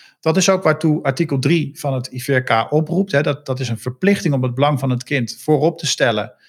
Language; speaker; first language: Dutch; native; Dutch